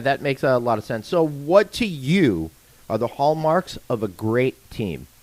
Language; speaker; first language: English; native; English